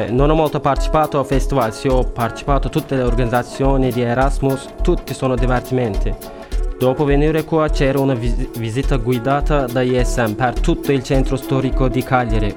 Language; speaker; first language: Italian; non-native, learner; Turkish